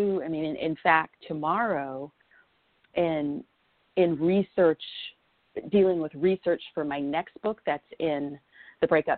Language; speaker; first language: English; native; English